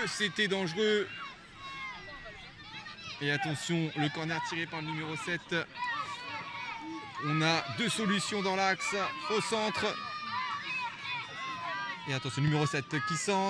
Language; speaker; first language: French; native; French